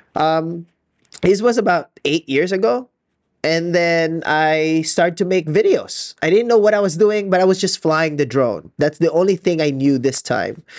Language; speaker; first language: English; non-native, local second language; Filipino